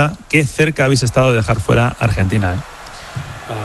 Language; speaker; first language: Spanish; native; Spanish